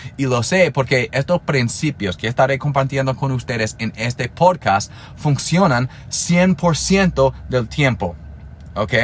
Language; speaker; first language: Spanish; non-native, fluent; English